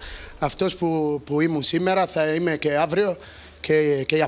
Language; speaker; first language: Greek; non-native, fluent; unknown